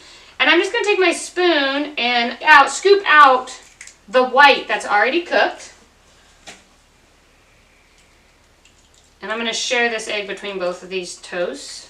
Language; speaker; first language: English; native; English